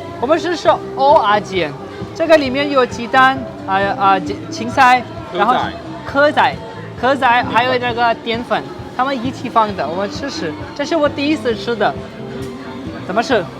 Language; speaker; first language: Chinese; non-native, fluent; Urdu